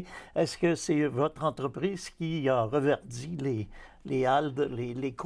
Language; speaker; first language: French; native; French